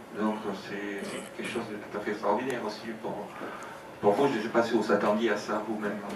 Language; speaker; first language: French; native; French